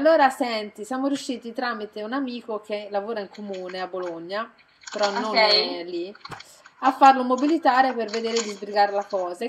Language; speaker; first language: Italian; native; Italian